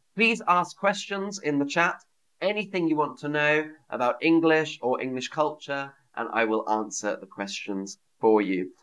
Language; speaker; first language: English; native; English